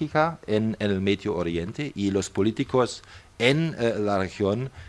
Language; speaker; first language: Spanish; non-native, fluent; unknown